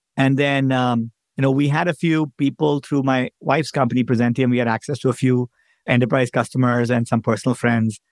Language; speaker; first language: English; non-native, local second language; Hindi